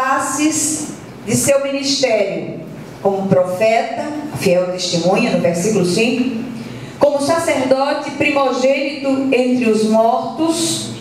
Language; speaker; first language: Portuguese; native; Portuguese